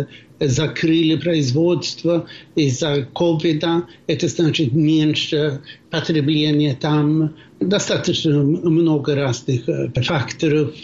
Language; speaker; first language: Russian; non-native, fluent; Swedish